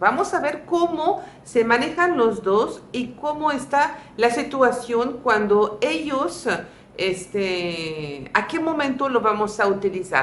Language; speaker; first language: Spanish; non-native, fluent; French